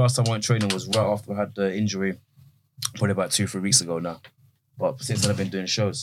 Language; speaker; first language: English; native; English